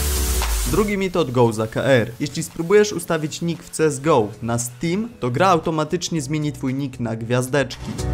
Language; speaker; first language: Polish; native; Polish